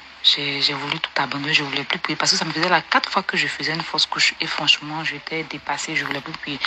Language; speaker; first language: French; native; French